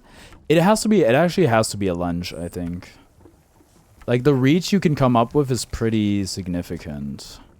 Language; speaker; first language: English; native; English